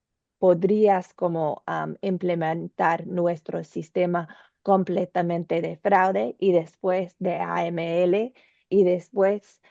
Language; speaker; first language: Spanish; non-native, learner; English